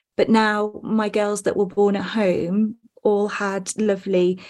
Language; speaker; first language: English; native; English